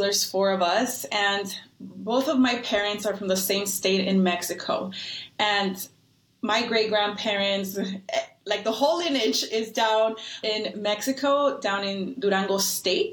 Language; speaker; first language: English; native; English